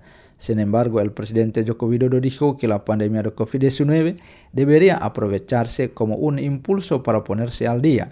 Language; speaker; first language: Spanish; non-native, fluent; Indonesian